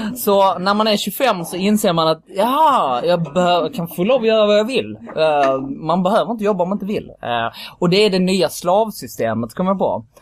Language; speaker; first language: Swedish; early bilingual, other home language; Kurdish